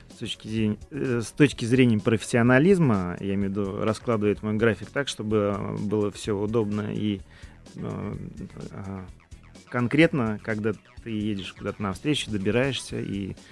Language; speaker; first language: Russian; native; Russian